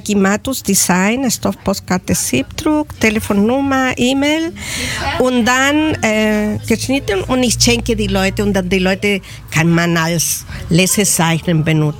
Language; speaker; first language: German; non-native, learner; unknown